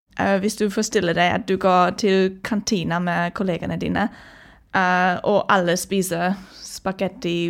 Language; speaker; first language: Norwegian; non-native, fluent; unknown